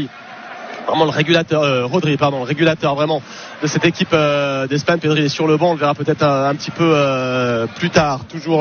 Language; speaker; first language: French; native; French